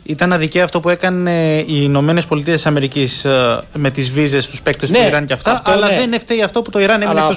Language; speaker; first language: Greek; native; Greek